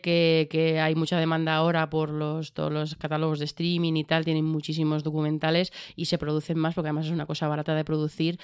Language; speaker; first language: Spanish; native; Spanish